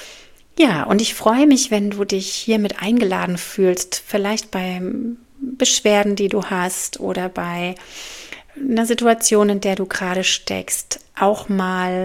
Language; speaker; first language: German; native; German